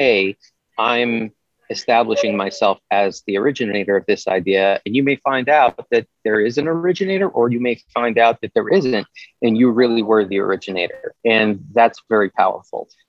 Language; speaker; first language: English; native; English